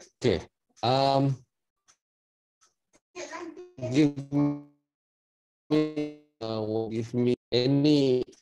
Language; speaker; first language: English; non-native, local second language; Malay